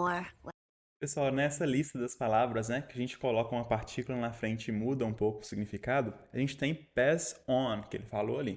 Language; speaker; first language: Portuguese; native; Portuguese